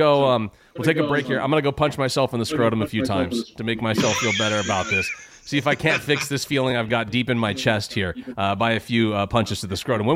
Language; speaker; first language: English; native; English